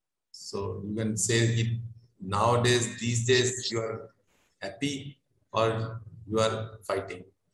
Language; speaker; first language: English; non-native, local second language; Hindi